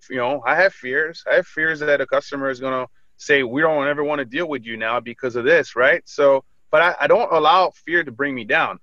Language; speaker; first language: English; early bilingual, other home language; French